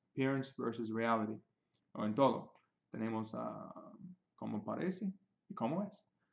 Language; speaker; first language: Spanish; non-native, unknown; English